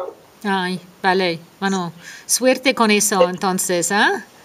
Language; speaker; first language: Spanish; non-native, fluent; English